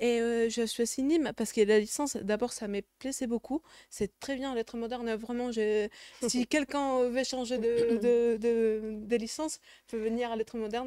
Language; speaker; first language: French; non-native, fluent; Spanish